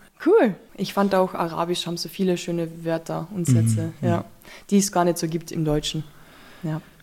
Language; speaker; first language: German; native; German